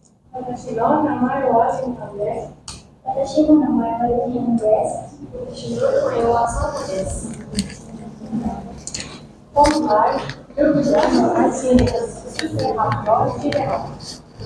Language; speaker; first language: Japanese; non-native, learner; Indonesian